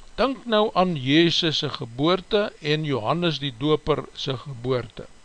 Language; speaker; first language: Afrikaans; native; Afrikaans